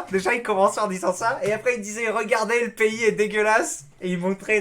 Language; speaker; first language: French; native; French